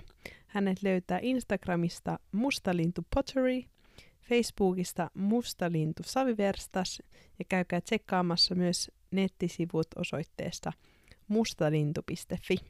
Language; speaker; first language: Finnish; native; Finnish